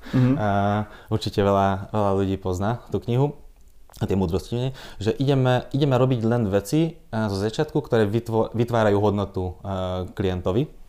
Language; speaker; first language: Slovak; non-native, local second language; Hungarian